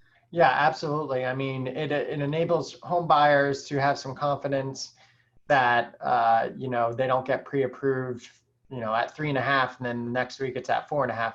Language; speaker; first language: English; native; English